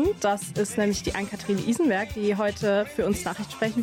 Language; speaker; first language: German; native; German